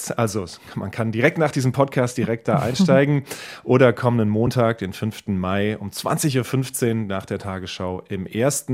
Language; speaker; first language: German; native; German